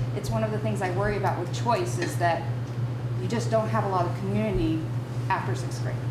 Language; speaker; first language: English; native; English